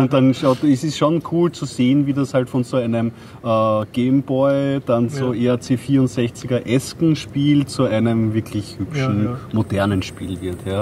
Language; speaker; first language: German; native; German